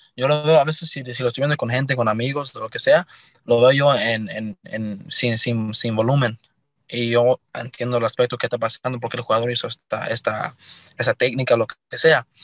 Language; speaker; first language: Spanish; early bilingual, heritage; Spanish